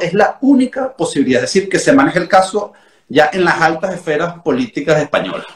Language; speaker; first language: Spanish; native; Spanish